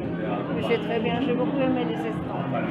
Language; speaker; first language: French; non-native, fluent; Spanish